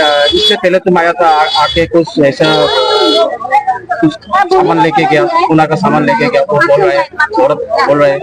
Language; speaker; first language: Hindi; non-native, local second language; Assamese